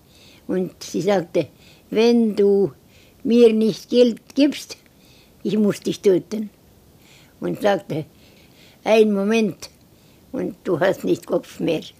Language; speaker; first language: German; non-native, learner; Estonian